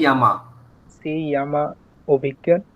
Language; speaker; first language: Spanish; non-native, learner; Bangla